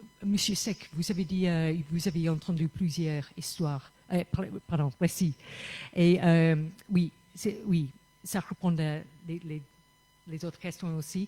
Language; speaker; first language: French; non-native, fluent; English